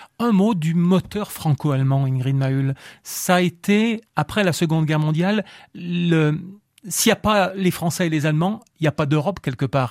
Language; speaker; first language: French; native; French